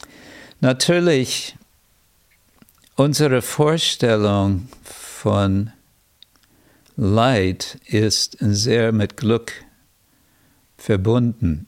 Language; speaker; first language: German; non-native, fluent; English